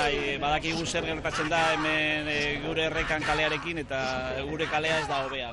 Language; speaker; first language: Basque; non-native, local second language; Spanish